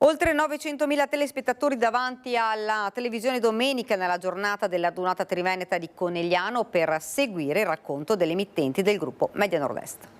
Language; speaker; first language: Italian; native; Italian